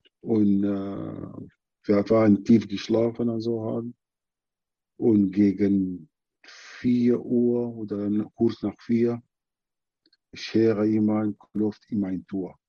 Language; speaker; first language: German; non-native, learner; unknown